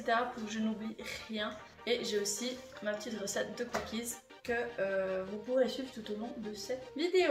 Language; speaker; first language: French; native; French